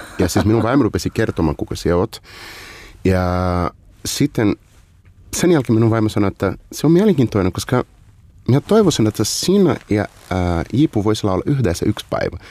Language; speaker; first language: Finnish; non-native, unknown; Portuguese